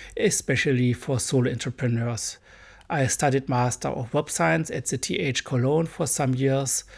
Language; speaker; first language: English; non-native, fluent; German